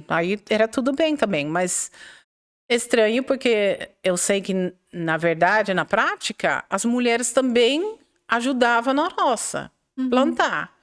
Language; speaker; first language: Portuguese; non-native, fluent; Dutch